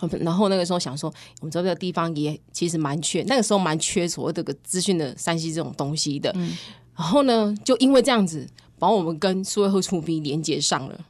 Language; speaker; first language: Chinese; native; Chinese